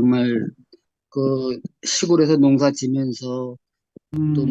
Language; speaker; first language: Korean; native; Korean